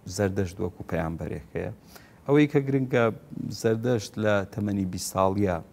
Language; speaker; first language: Central Kurdish; non-native, local second language; Gurani